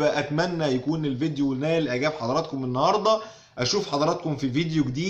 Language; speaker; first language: Arabic; native; Arabic